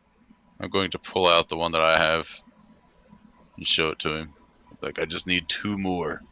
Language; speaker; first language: English; native; English